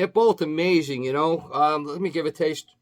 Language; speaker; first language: English; native; English